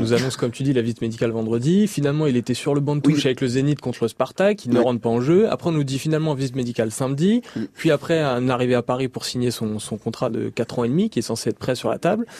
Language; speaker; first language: French; native; French